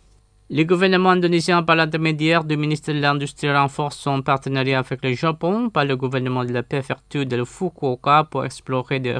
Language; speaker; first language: French; non-native, fluent; Indonesian